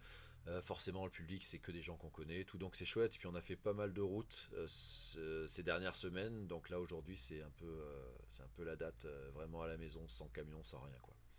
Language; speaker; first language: French; native; French